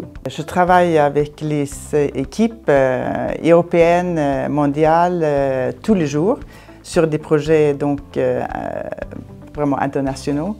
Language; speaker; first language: French; non-native, fluent; Swedish